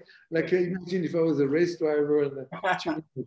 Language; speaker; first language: English; non-native, fluent; French